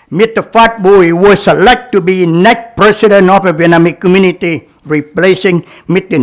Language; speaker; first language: English; non-native, learner; Vietnamese